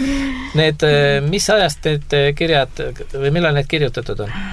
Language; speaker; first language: Estonian; native; Estonian